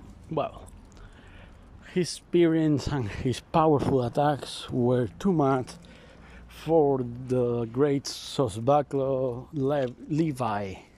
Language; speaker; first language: English; non-native, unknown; Spanish